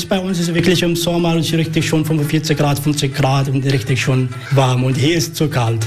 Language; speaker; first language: German; non-native, learner; Arabic